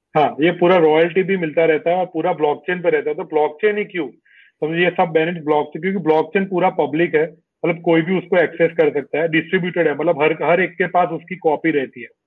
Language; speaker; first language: Hindi; non-native, local second language; Gujarati